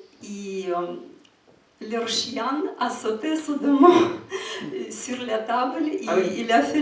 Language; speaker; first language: French; non-native, fluent; Ukrainian